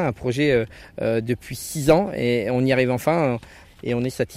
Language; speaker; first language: French; native; French